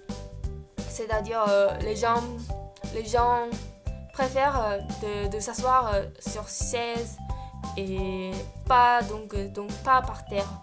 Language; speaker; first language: French; non-native, fluent; Japanese